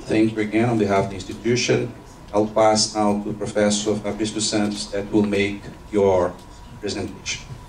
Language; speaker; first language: English; non-native, fluent; Portuguese